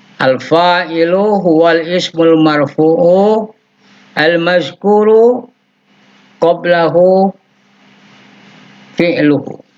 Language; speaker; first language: Arabic; non-native, fluent; Indonesian